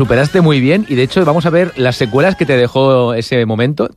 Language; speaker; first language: Spanish; native; Spanish